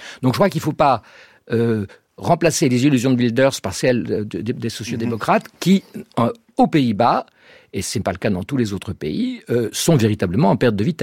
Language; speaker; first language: French; native; French